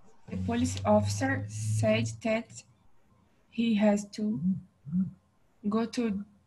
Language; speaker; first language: English; non-native, learner; Portuguese